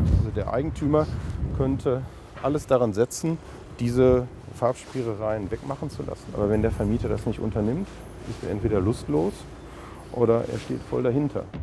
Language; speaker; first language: German; native; German